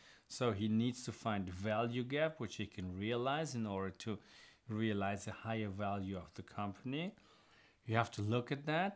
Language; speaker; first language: English; non-native, fluent; German